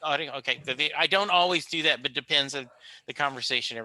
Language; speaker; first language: English; native; English